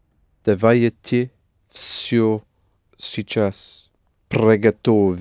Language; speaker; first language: Russian; non-native, learner; English